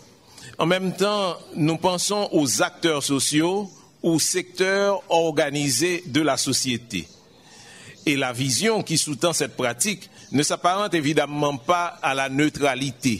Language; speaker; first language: French; non-native, local second language; Haitian Creole